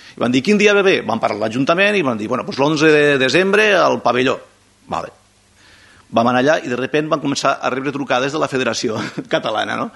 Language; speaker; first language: Catalan; non-native, local second language; Spanish